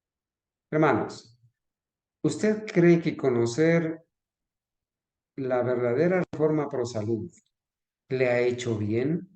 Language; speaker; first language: Spanish; native; Spanish